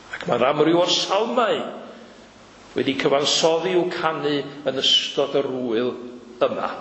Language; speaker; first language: Welsh; native; Welsh